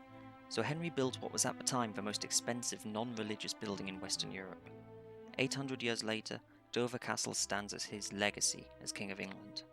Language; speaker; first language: English; native; English